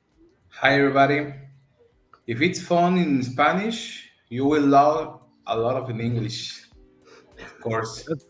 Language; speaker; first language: English; non-native, learner; Spanish